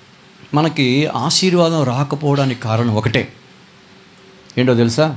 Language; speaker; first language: Telugu; native; Telugu